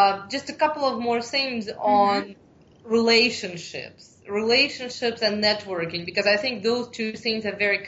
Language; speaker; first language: English; non-native, fluent; Ukrainian